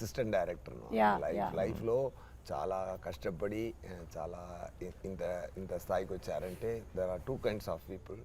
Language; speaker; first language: Telugu; non-native, fluent; Tamil